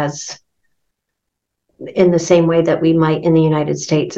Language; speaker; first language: English; native; English